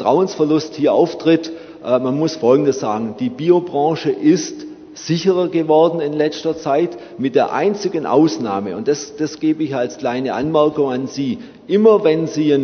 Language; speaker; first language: German; native; German